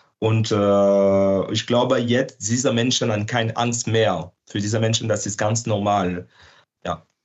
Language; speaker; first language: German; non-native, learner; French